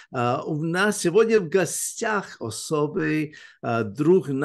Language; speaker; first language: Russian; early bilingual, heritage; English